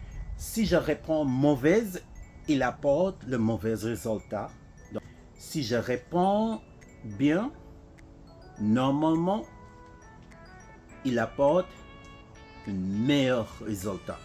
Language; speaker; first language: French; non-native, learner; English